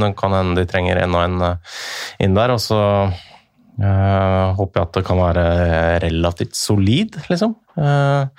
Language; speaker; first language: Norwegian; native; Norwegian